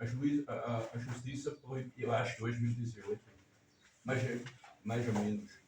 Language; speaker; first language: Portuguese; non-native, learner; German